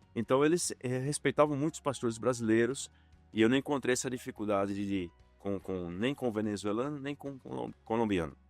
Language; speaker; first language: Portuguese; native; Portuguese